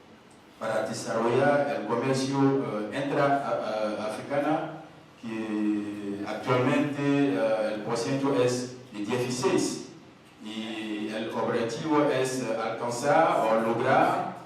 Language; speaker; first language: Spanish; non-native, learner; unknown